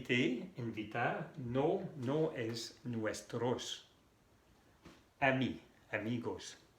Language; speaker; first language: Spanish; non-native, fluent; French